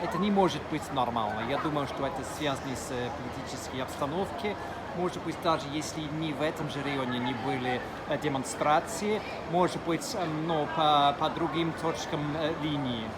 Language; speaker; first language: Russian; non-native, fluent; English